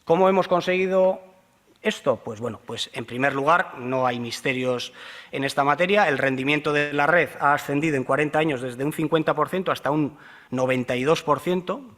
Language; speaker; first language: Spanish; native; Spanish